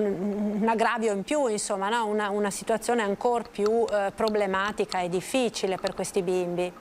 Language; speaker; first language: Italian; native; Italian